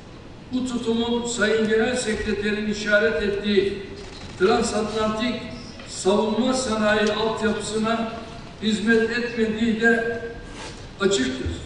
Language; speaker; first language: Turkish; native; Turkish